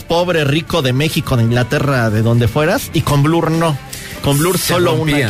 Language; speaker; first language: Spanish; native; Spanish